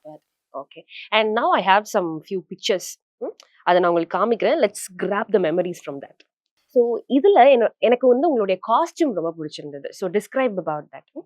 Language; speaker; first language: Tamil; native; Tamil